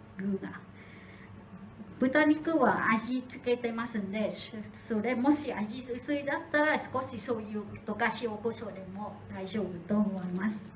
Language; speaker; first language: Japanese; non-native, learner; Vietnamese